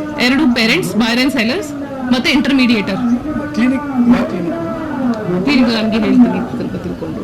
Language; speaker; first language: Kannada; non-native, fluent; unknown